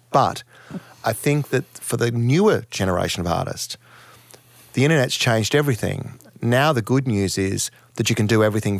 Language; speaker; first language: English; native; English